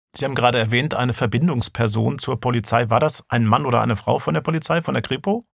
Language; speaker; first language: German; native; German